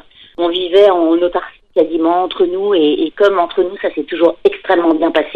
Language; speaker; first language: French; native; French